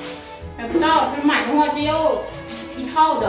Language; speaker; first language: Chinese; non-native, fluent; Lao